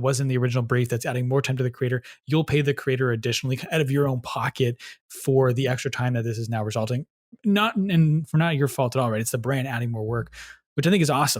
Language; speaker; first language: English; native; English